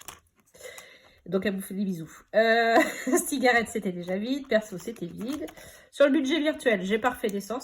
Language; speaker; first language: French; native; French